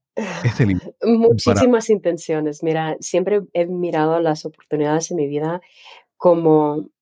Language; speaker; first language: Spanish; native; Spanish